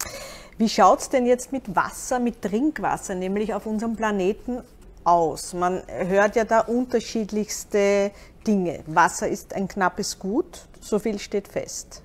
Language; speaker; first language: German; native; German